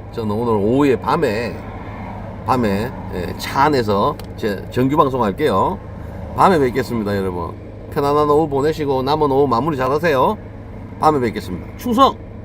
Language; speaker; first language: Korean; native; Korean